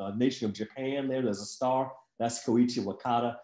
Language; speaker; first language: English; native; English